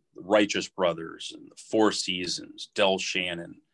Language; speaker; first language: English; native; English